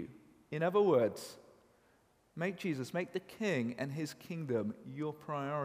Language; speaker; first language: English; native; English